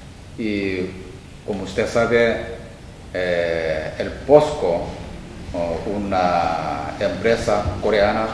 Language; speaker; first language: Spanish; non-native, fluent; Korean